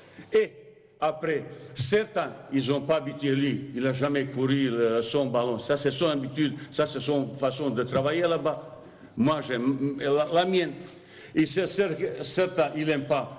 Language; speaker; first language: French; non-native, fluent; Bosnian